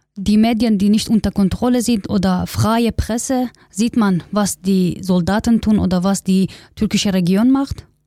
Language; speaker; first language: German; non-native, learner; Kurdish